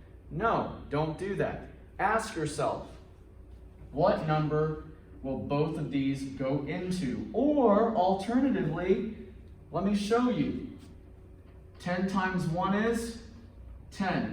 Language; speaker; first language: English; native; English